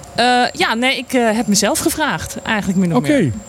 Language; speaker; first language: Dutch; native; Dutch